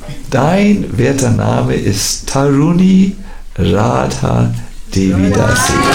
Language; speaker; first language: German; native; German